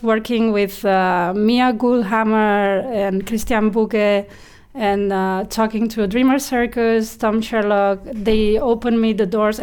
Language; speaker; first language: English; non-native, fluent; Spanish